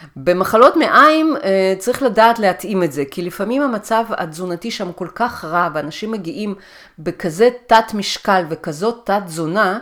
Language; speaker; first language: Hebrew; early bilingual, other home language; Russian